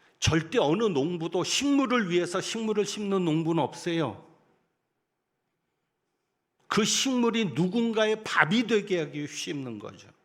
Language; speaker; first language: Korean; native; Korean